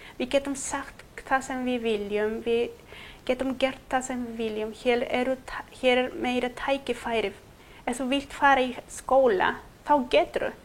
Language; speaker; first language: Icelandic; non-native, fluent; Quechua